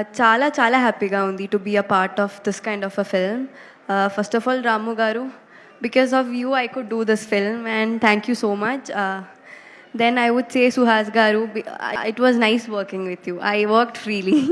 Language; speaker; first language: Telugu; non-native, learner; Malayalam